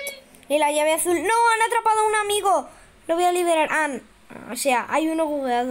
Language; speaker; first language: Spanish; native; Spanish